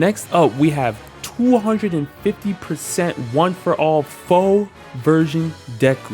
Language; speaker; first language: English; native; English